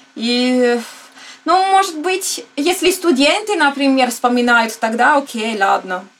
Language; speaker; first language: Russian; non-native, fluent; Italian